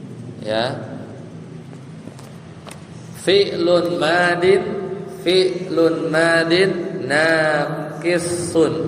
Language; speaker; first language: Arabic; non-native, fluent; Indonesian